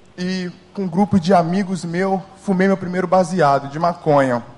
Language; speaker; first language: Portuguese; early bilingual, heritage; English